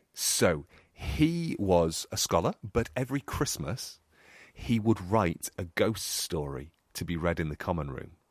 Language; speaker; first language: English; native; English